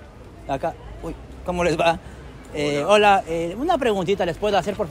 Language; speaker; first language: Spanish; native; Spanish